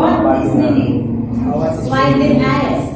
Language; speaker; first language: English; non-native, learner; Indonesian